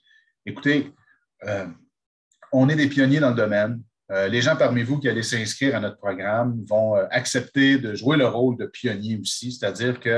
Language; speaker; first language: French; native; French